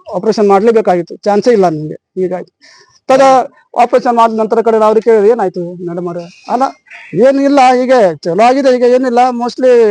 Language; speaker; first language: Kannada; non-native, local second language; Konkani